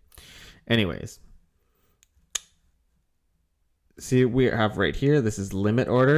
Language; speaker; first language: English; native; English